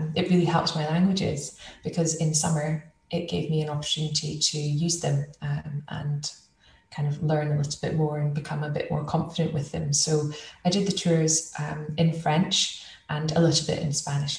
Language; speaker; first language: English; native; English